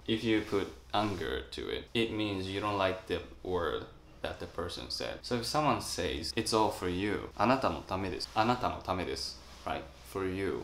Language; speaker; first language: English; non-native, fluent; Japanese